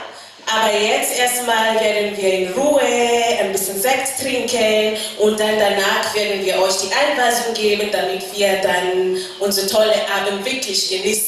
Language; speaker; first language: German; non-native, fluent; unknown